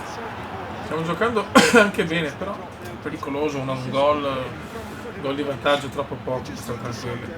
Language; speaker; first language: Italian; native; Italian